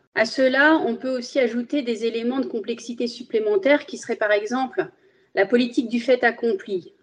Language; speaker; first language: French; early bilingual, other home language; Spanish